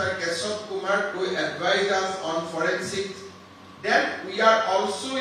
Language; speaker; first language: English; non-native, local second language; Assamese